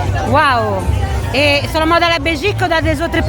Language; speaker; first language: French; non-native, learner; Italian